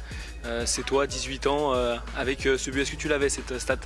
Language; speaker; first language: French; native; French